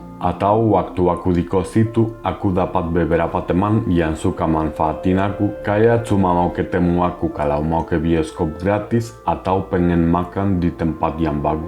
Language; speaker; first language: Indonesian; non-native, fluent; Spanish